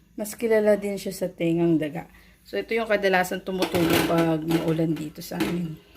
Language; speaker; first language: Filipino; non-native, local second language; Bikol